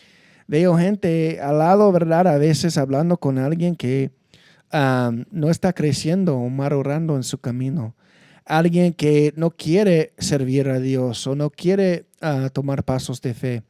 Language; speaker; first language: Spanish; non-native, fluent; English